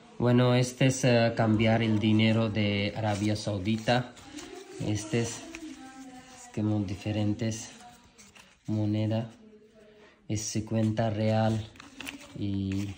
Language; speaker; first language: Spanish; non-native, learner; Urdu